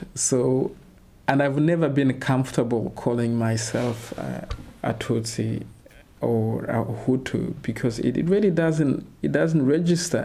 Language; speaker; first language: English; non-native, local second language; Kinyarwanda